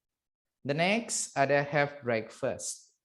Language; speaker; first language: English; non-native, fluent; Indonesian